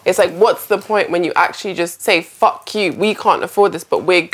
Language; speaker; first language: English; native; English